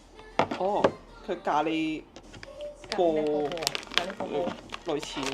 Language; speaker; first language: Cantonese; native; Cantonese